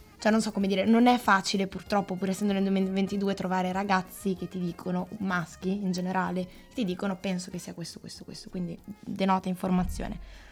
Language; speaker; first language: Italian; native; Italian